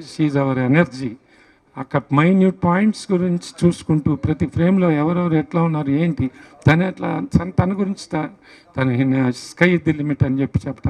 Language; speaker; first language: Telugu; native; Telugu